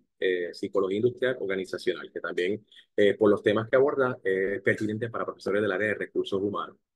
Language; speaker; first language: Spanish; native; Spanish